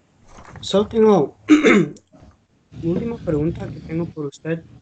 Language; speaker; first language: Spanish; non-native, learner; English